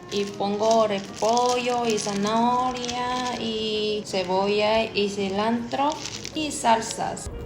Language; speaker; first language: Spanish; non-native, learner; Japanese